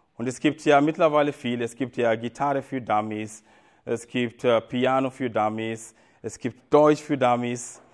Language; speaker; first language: German; non-native, fluent; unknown